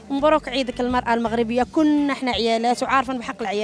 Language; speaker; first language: Arabic; native; Arabic